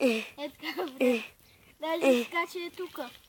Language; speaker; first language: Bulgarian; native; Bulgarian